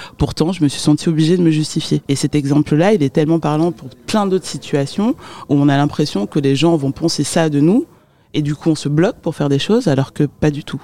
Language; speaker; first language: French; early bilingual, other home language; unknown